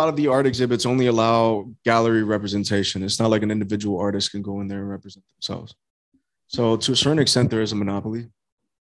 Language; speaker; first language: English; native; English